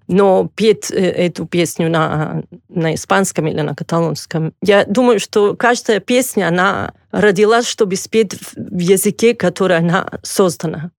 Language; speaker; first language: Russian; non-native, fluent; Catalan